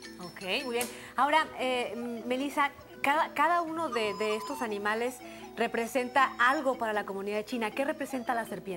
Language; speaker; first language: Spanish; native; Spanish